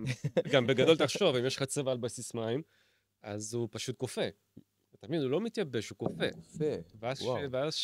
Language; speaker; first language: Hebrew; native; Hebrew